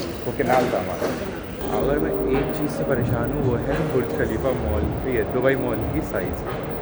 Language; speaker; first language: Hindi; native; Hindi